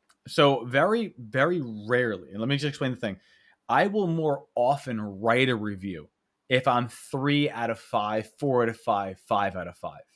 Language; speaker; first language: English; native; English